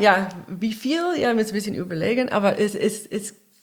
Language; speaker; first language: German; non-native, learner; English